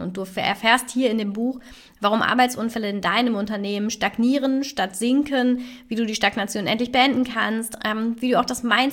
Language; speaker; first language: German; native; German